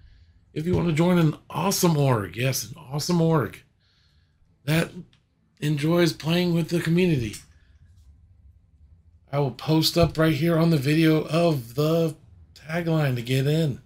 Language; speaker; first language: English; native; English